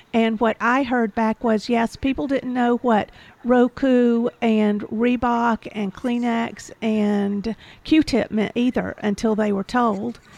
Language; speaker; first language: English; native; English